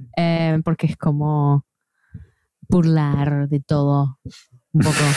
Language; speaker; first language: Spanish; non-native, fluent; English